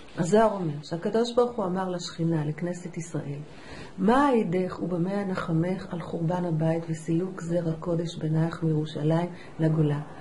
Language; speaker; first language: Hebrew; native; Hebrew